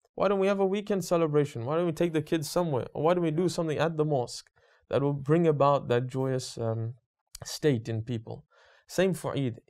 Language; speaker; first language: English; native; English